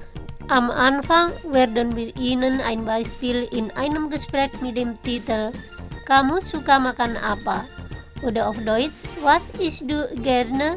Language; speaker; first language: German; non-native, fluent; Indonesian